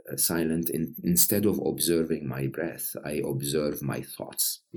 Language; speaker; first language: English; non-native, fluent; Arabic